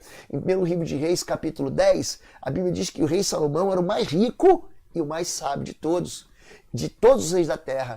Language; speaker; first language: Portuguese; native; Portuguese